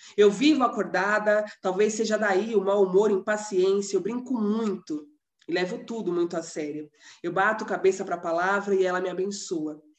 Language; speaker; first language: Portuguese; native; Portuguese